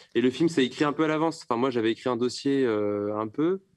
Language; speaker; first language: French; native; French